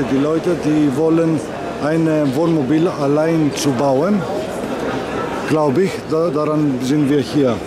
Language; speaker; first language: German; non-native, learner; Greek